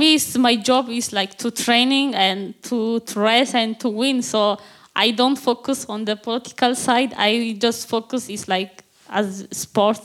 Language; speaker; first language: English; non-native, learner; Tigrinya